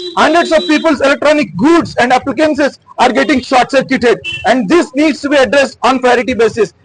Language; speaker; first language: English; non-native, local second language; Urdu